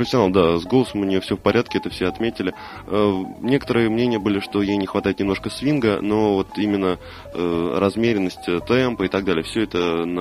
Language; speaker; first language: Russian; native; Russian